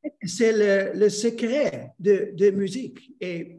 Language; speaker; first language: French; non-native, learner; Dutch